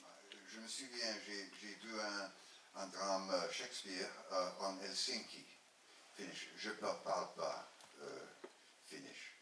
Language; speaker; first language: French; non-native, learner; English